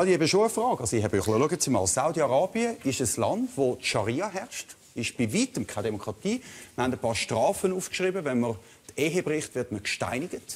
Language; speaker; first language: German; native; German